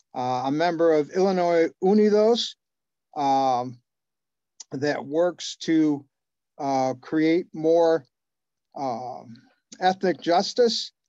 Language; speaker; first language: English; native; English